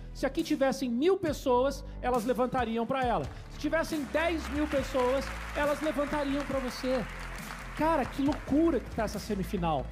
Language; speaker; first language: Portuguese; native; Portuguese